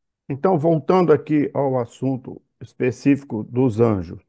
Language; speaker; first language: Portuguese; native; Portuguese